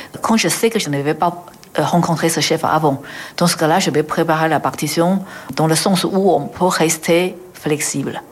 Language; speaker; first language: French; non-native, fluent; Chinese